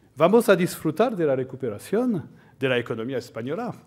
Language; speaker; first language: Spanish; non-native, fluent; French